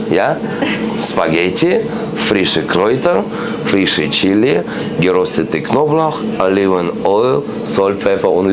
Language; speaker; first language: German; non-native, learner; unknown